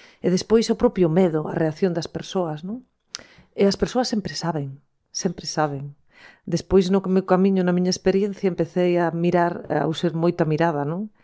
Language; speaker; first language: Galician; non-native, local second language; Spanish